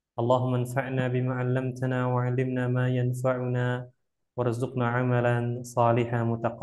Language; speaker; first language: Arabic; non-native, fluent; Indonesian